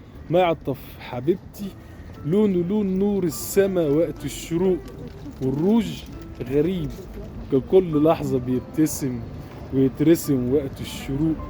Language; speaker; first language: Arabic; native; Arabic